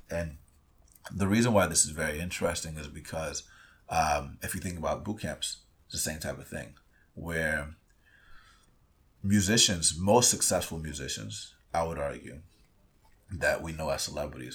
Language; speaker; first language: English; early bilingual, other home language; Spanish